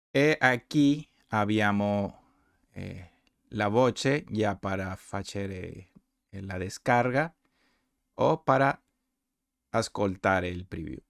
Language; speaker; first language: Italian; non-native, learner; Spanish